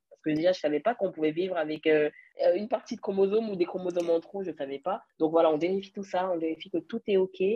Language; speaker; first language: French; early bilingual, other home language; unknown